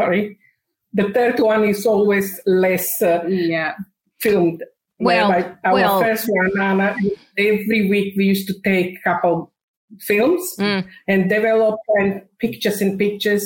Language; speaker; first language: English; non-native, learner; Macedonian